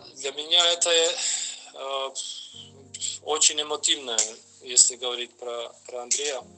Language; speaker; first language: Ukrainian; non-native, learner; Serbian